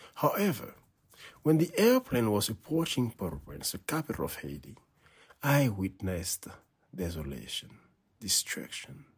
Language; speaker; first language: English; non-native, fluent; Haitian Creole